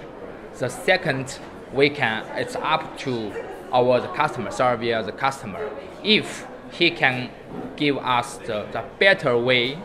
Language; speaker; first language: English; non-native, learner; Chinese